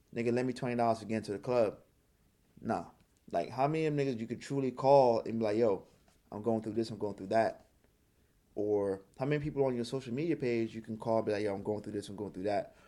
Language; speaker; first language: English; early bilingual, other home language; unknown